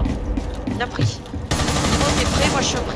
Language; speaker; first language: French; native; French